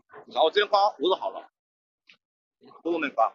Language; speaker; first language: Chinese; native; Chinese